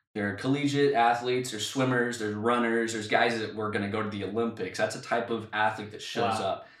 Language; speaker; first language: English; native; English